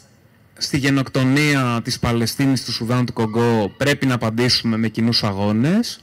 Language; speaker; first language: Greek; native; Greek